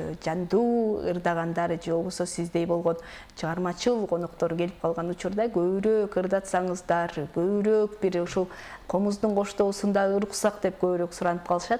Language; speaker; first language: Kyrgyz; native; Kyrgyz